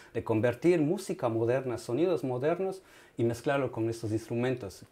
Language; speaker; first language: Spanish; native; Spanish